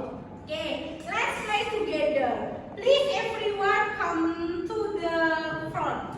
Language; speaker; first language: English; non-native, learner; Indonesian